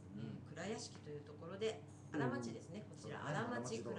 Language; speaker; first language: Japanese; native; Japanese